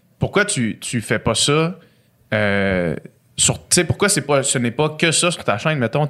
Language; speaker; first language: French; native; French